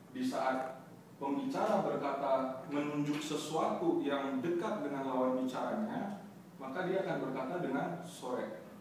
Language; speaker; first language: Indonesian; native; Indonesian